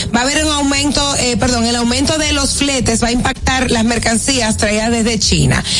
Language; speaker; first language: Spanish; native; Spanish